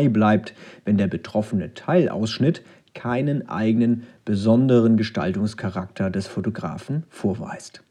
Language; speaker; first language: German; native; German